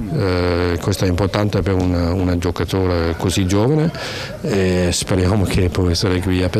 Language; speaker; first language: Italian; non-native, learner; Danish